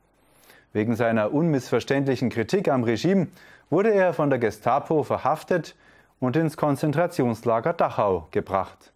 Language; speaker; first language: German; native; German